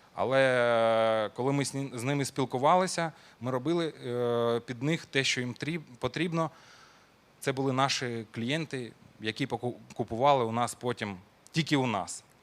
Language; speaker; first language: Ukrainian; non-native, local second language; Russian